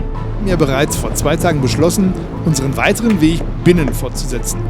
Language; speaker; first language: German; native; German